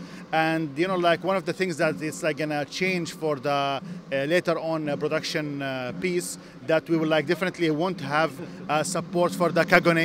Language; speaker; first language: English; non-native, fluent; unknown